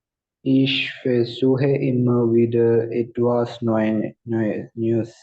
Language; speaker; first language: German; non-native, learner; Malayalam